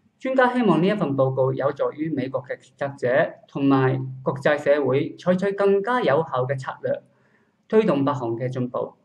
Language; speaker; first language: Cantonese; non-native, learner; Japanese